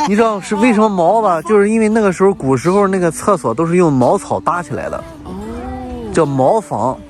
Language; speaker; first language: Chinese; native; Chinese